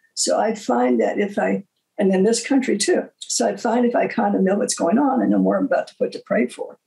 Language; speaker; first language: English; native; English